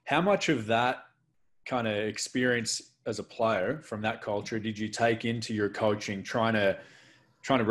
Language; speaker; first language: English; native; English